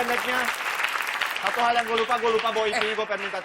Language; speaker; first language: Indonesian; native; Indonesian